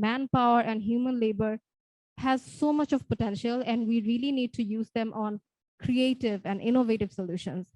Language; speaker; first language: English; non-native, local second language; Bangla